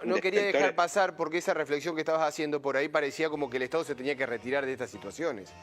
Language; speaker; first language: Spanish; native; Spanish